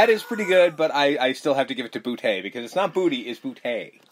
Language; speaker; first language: English; native; English